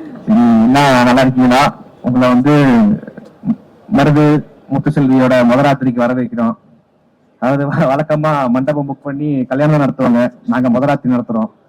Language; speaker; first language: Tamil; native; Tamil